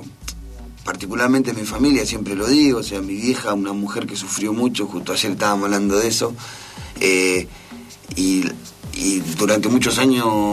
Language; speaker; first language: Spanish; native; Spanish